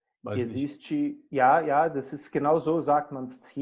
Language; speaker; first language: German; non-native, fluent; Portuguese